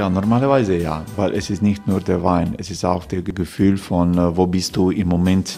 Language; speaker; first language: German; non-native, learner; Croatian